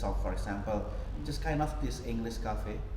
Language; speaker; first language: English; non-native, fluent; Indonesian